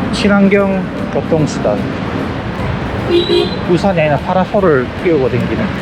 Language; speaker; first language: Korean; native; Korean